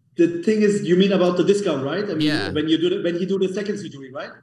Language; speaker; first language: English; non-native, learner; German